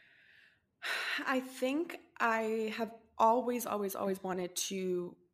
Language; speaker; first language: English; non-native, fluent; Spanish